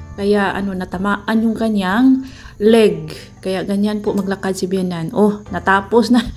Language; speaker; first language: Filipino; non-native, local second language; Cebuano